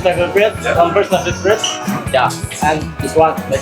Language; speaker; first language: English; non-native, learner; Indonesian